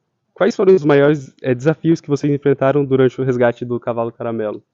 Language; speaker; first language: Portuguese; native; Portuguese